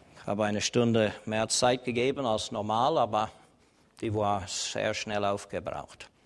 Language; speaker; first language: German; non-native, fluent; English